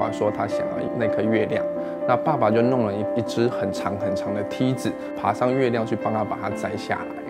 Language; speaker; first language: Chinese; native; Chinese